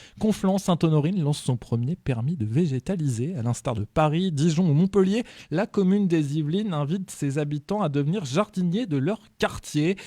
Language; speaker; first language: French; native; French